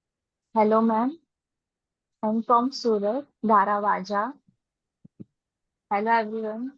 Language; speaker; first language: Hindi; non-native, local second language; Gujarati